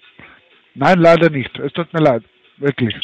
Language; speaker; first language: German; non-native, learner; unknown